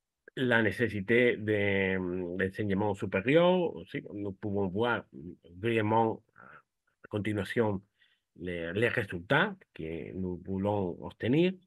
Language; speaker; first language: French; non-native, fluent; Spanish